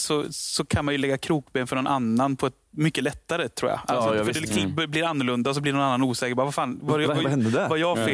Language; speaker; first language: Swedish; native; Swedish